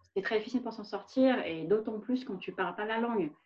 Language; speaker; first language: French; non-native, fluent; Vietnamese